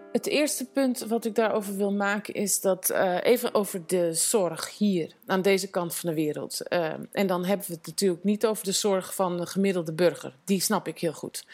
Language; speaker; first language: Dutch; native; Dutch